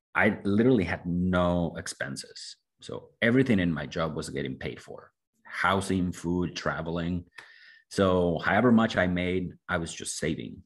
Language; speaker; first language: English; non-native, fluent; Spanish